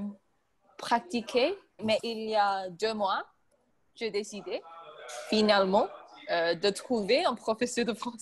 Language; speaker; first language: French; non-native, learner; English